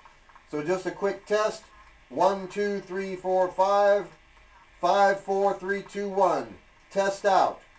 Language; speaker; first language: English; native; English